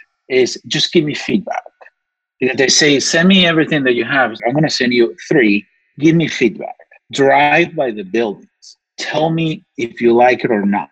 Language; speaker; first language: English; non-native, fluent; Spanish